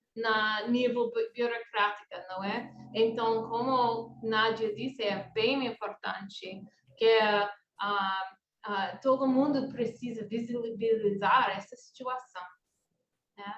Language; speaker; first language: Portuguese; non-native, fluent; English